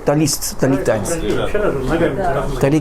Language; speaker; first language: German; non-native, fluent; Russian